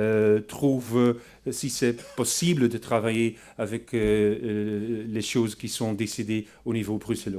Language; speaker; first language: French; non-native, fluent; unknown